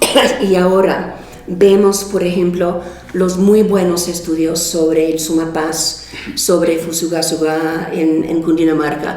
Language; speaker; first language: Spanish; non-native, fluent; English